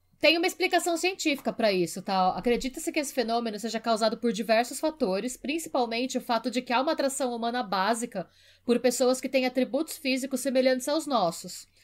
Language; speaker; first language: Portuguese; native; Portuguese